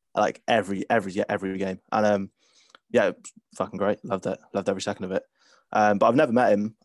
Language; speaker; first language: English; native; English